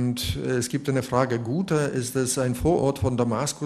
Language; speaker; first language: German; non-native, fluent; Russian